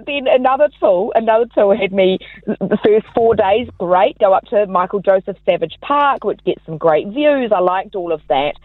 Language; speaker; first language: English; native; English